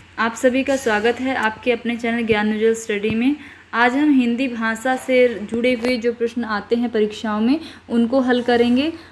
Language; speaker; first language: Hindi; native; Hindi